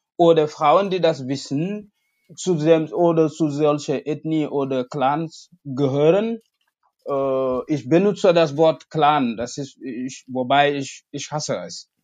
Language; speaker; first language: German; non-native, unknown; Wolof